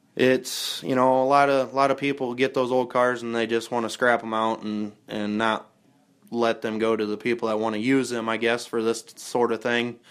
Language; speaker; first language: English; native; English